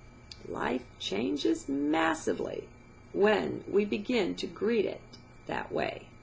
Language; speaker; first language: English; native; English